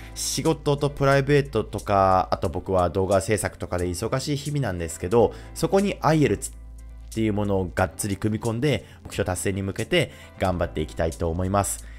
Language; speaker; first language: Japanese; native; Japanese